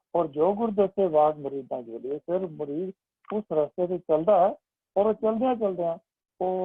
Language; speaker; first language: Hindi; non-native, local second language; Punjabi